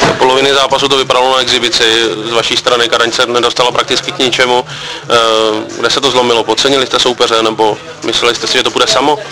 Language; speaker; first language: Czech; native; Czech